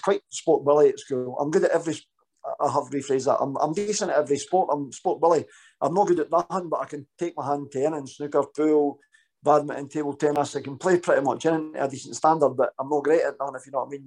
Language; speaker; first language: English; native; English